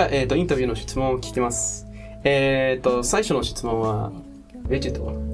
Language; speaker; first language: Japanese; non-native, learner; English